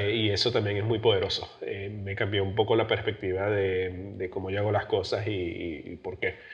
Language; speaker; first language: Spanish; early bilingual, heritage; Spanish